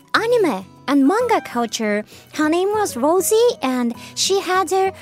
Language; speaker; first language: English; non-native, fluent; Japanese